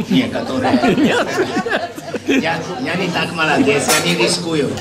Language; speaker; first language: Russian; non-native, learner; Italian